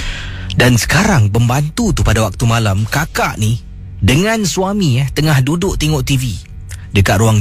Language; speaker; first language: Malay; native; Malay